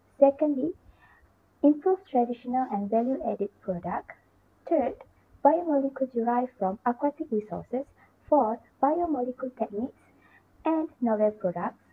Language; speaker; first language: English; non-native, local second language; Malay